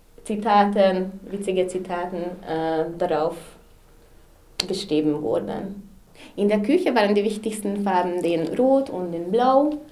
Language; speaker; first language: German; non-native, local second language; Hungarian